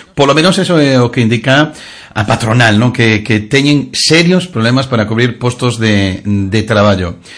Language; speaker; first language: Galician; non-native, local second language; Spanish